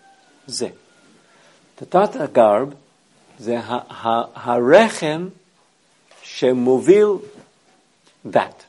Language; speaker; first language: Hebrew; non-native, fluent; English